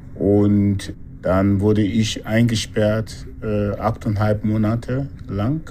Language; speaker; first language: German; non-native, fluent; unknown